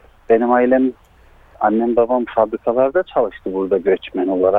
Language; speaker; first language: Turkish; early bilingual, heritage; Turkish